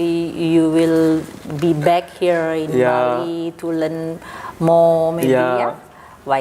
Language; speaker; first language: English; non-native, fluent; Indonesian